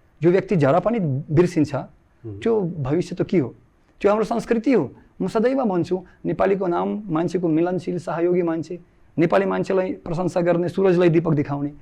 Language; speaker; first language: Nepali; non-native, fluent; Russian